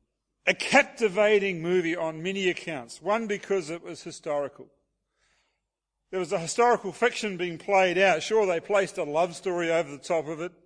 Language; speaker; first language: English; native; English